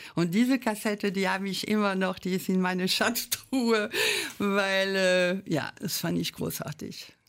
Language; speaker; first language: German; non-native, fluent; French